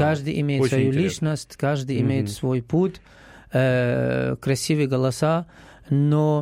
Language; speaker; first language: Russian; non-native, learner; Arabic